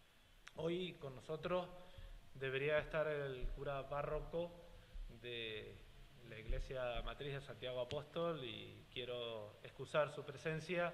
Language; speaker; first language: Spanish; native; Spanish